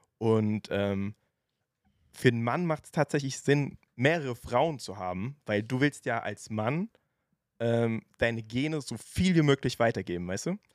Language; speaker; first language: German; native; German